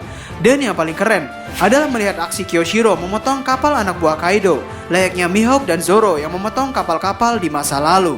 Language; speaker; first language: Indonesian; native; Indonesian